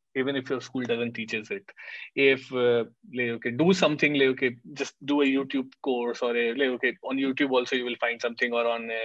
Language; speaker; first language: English; non-native, local second language; Hindi